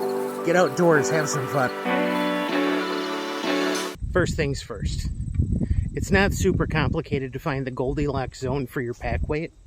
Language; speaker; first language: English; native; English